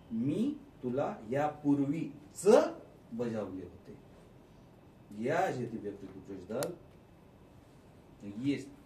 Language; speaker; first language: Russian; non-native, fluent; Marathi